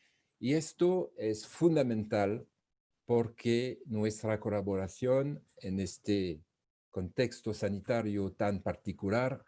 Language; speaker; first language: Spanish; non-native, fluent; French